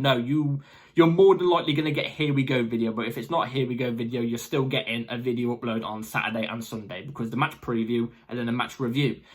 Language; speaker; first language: English; native; English